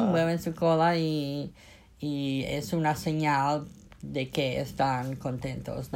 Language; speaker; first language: Spanish; non-native, fluent; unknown